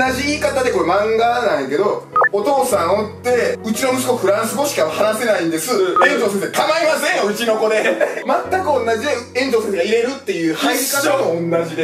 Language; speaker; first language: Japanese; early bilingual, other home language; French